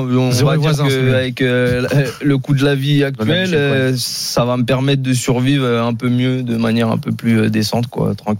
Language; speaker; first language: French; native; French